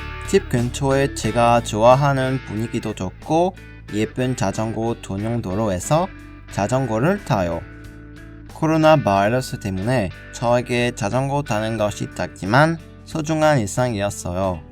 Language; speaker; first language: Korean; non-native, learner; French